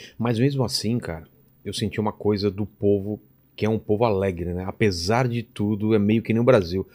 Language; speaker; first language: Portuguese; native; Portuguese